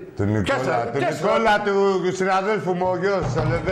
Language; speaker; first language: Greek; native; Greek